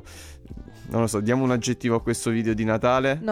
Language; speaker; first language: Italian; native; Italian